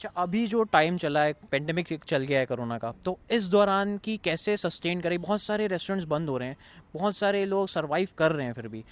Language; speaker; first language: Hindi; native; Hindi